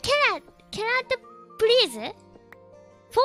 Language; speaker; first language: Japanese; native; Japanese